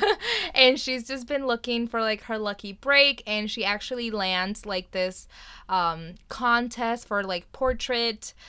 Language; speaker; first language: English; early bilingual, other home language; Spanish